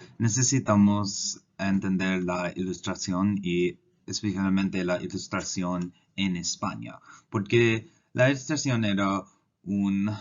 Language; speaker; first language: Spanish; non-native, learner; English